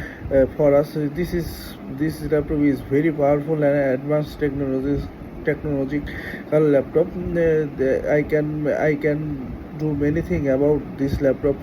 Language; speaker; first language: English; non-native, learner; Bangla